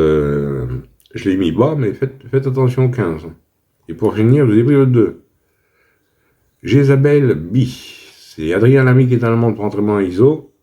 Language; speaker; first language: French; native; French